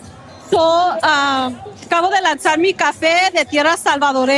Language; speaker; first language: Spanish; early bilingual, heritage; Spanish